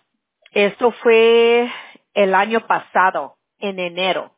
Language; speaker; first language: Spanish; early bilingual, heritage; Spanish